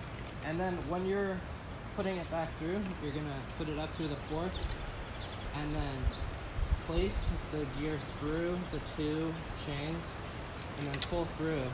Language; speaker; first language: English; native; English